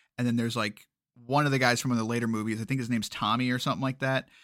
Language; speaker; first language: English; native; English